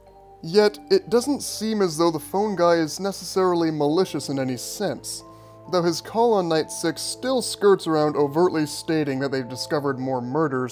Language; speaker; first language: English; native; English